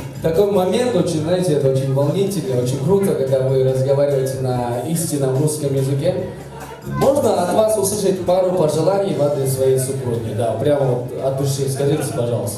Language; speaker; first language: Russian; native; Russian